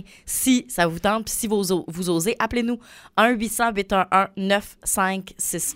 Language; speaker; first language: French; native; French